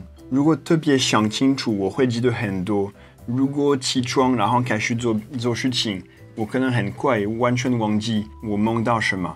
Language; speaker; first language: Chinese; non-native, fluent; French